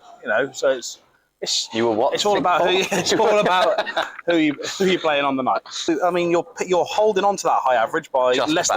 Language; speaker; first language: English; native; English